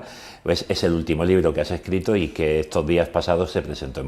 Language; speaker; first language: Spanish; native; Spanish